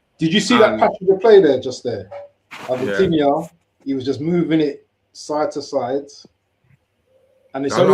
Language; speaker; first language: English; native; English